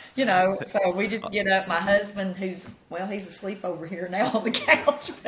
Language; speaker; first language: English; native; English